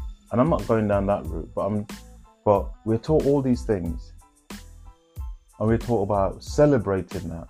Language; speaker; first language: English; non-native, local second language; Jamaican Creole English